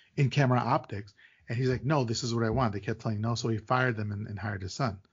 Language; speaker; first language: English; native; English